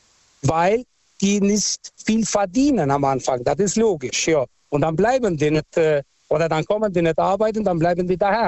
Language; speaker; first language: German; non-native, fluent; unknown